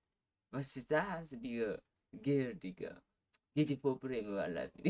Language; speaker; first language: German; non-native, learner; Swahili